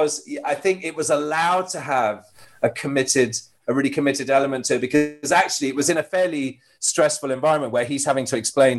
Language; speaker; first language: English; native; English